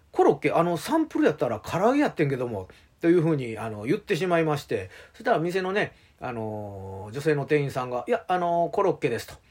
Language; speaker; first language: Japanese; native; Japanese